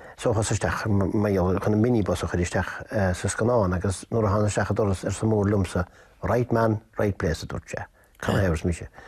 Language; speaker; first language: Irish; native; Irish